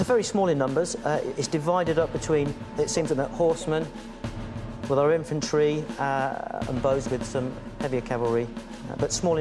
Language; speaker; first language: English; native; English